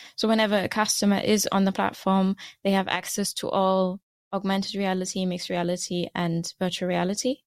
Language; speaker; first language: English; non-native, fluent; German